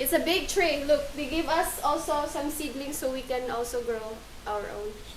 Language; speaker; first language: English; non-native, local second language; Cebuano